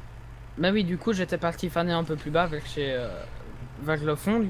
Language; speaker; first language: French; native; French